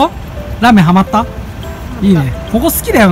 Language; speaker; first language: Japanese; native; Japanese